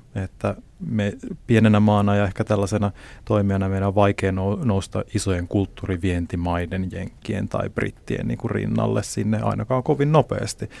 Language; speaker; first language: Finnish; native; Finnish